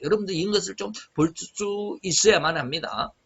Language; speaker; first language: Korean; native; Korean